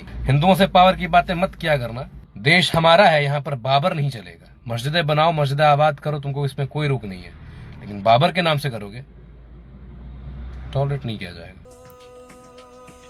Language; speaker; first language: Hindi; native; Hindi